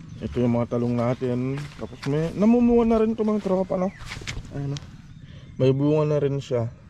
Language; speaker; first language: Filipino; non-native, local second language; Iloko